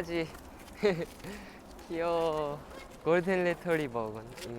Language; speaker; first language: Korean; non-native, learner; Japanese